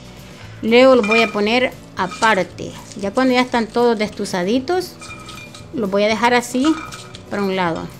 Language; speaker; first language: Spanish; native; Spanish